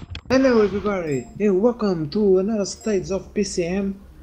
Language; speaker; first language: English; non-native, learner; Portuguese